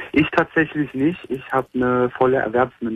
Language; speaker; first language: German; native; German